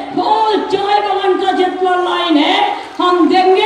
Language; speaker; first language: Hindi; non-native, local second language; Bangla